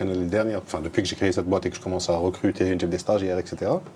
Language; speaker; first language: French; non-native, local second language; Arabic